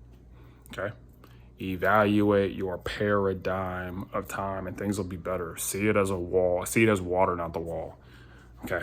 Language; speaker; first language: English; native; English